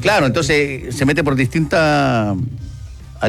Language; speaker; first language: Spanish; native; Spanish